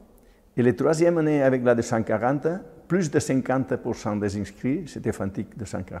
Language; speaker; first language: French; non-native, fluent; Spanish